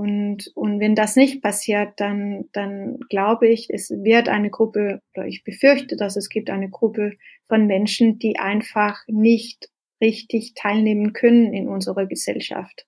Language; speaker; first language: German; non-native, fluent; Danish